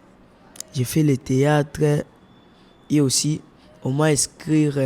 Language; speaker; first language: French; non-native, local second language; Lingala